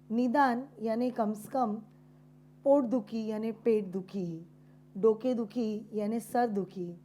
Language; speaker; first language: Hindi; non-native, local second language; Marathi